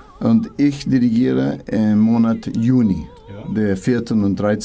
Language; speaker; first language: German; non-native, learner; English